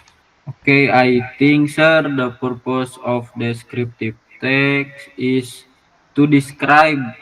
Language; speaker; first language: English; non-native, learner; Indonesian